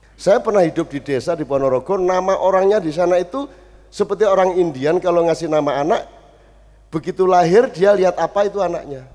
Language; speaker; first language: Indonesian; non-native, local second language; Javanese